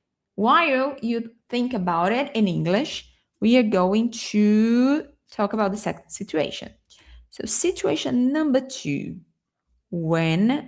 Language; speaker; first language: English; non-native, fluent; Portuguese